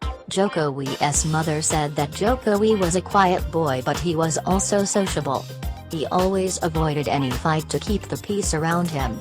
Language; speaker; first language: English; non-native, learner; Indonesian